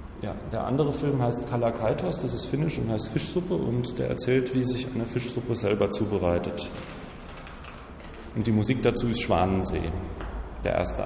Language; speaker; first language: German; native; German